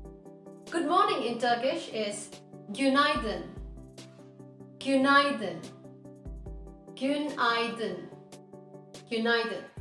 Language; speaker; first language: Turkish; non-native, fluent; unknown